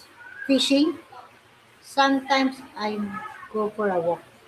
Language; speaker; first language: English; non-native, local second language; Filipino